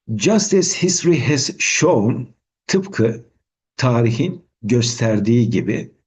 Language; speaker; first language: English; non-native, fluent; Turkish